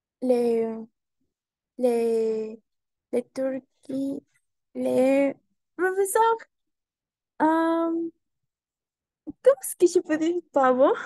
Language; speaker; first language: French; non-native, learner; Spanish